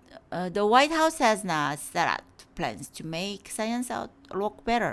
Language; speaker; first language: English; non-native, fluent; Korean